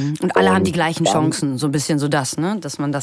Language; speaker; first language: German; native; German